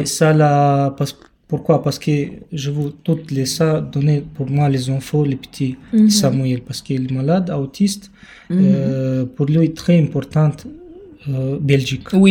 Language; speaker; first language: French; non-native, learner; Romanian